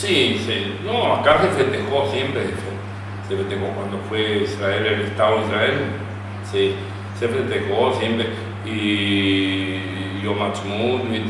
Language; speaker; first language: Spanish; native; Spanish